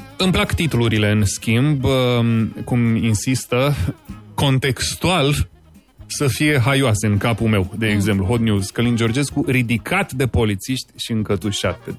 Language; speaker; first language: Romanian; native; Romanian